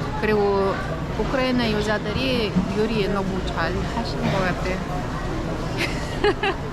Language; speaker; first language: Korean; non-native, fluent; Ukrainian